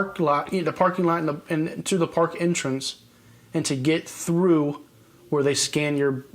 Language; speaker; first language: English; native; English